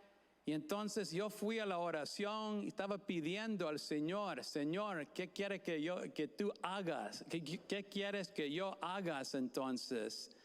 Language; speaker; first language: Spanish; non-native, fluent; English